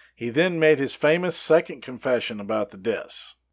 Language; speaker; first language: English; native; English